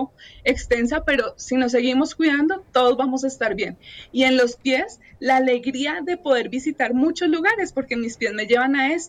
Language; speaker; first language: Spanish; native; Spanish